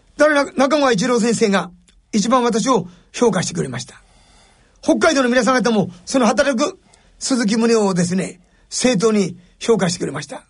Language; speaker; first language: Japanese; native; Japanese